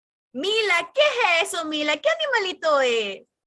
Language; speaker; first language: Spanish; native; Spanish